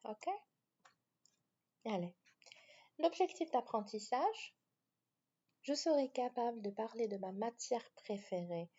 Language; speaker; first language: French; non-native, fluent; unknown